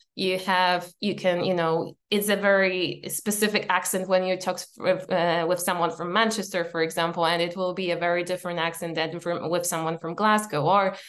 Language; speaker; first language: English; non-native, fluent; Polish